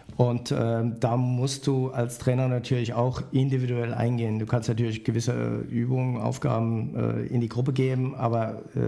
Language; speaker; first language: German; native; German